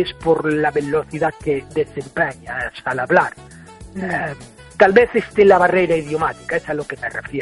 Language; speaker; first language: Spanish; non-native, fluent; English